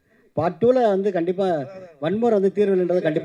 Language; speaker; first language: Tamil; native; Tamil